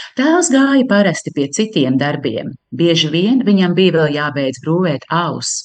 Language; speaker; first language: Latvian; native; Latvian